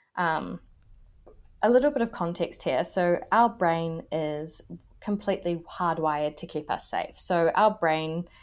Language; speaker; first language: English; native; English